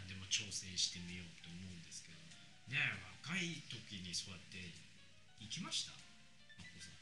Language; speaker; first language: Japanese; native; Japanese